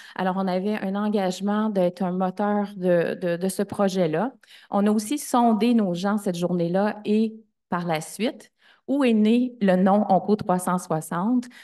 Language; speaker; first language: French; native; French